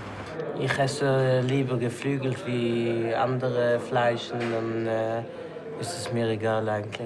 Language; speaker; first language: German; non-native, fluent; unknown